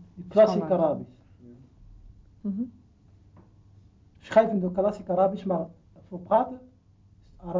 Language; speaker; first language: Dutch; non-native, learner; Arabic